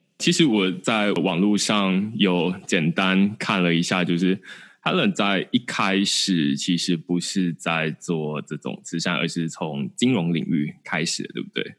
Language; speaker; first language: Chinese; native; Chinese